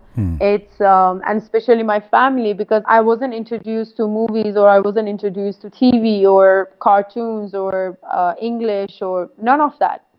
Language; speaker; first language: English; non-native, fluent; Persian